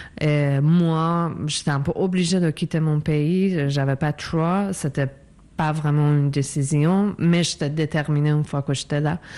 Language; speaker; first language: French; non-native, fluent; Persian